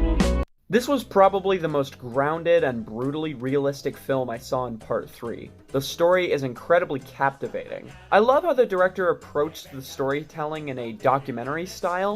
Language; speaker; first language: English; native; English